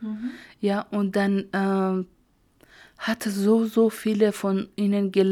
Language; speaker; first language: German; non-native, learner; Persian